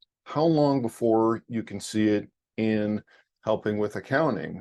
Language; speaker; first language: English; native; English